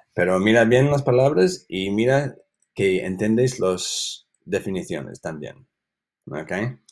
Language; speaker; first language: Spanish; non-native, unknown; English